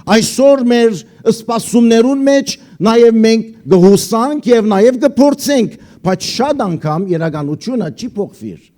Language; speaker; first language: Armenian; early bilingual, heritage; Armenian